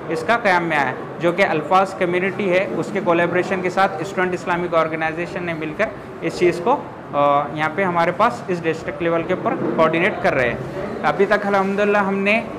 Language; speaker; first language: Hindi; native; Hindi